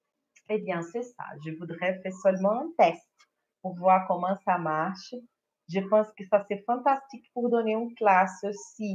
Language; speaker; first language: French; non-native, fluent; Portuguese